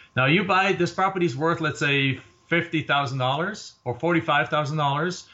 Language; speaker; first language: English; non-native, fluent; German